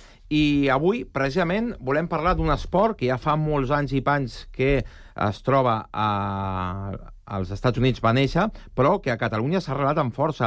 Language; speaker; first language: Catalan; native; Catalan